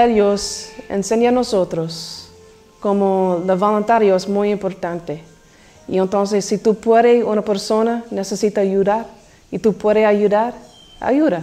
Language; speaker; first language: Spanish; non-native, learner; English